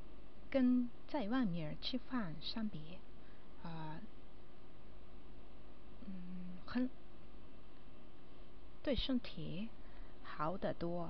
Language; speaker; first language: Chinese; non-native, learner; Japanese